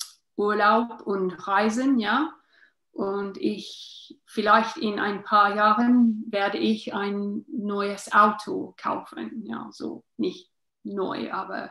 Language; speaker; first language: German; non-native, learner; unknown